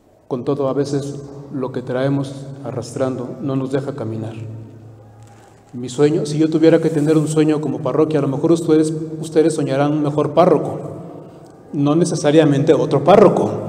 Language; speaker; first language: Spanish; native; Spanish